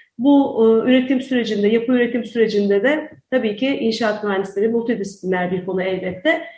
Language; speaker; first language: Turkish; native; Turkish